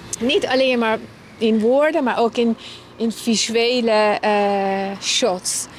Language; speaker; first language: Dutch; non-native, fluent; Persian